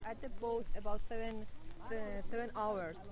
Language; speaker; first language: English; non-native, learner; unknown